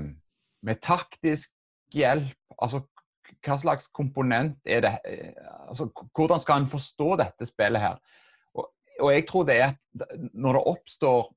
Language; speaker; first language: Norwegian; native; Norwegian